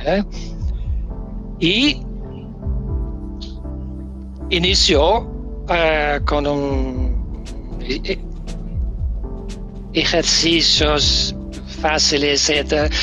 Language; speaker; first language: Spanish; non-native, learner; Danish